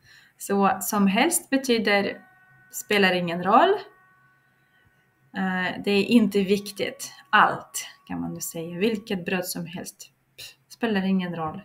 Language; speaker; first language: Swedish; non-native, fluent; Russian